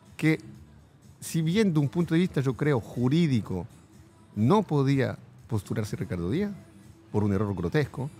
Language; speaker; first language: Spanish; non-native, fluent; French